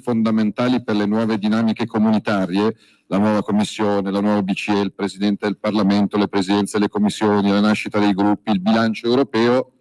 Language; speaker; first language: Italian; native; Italian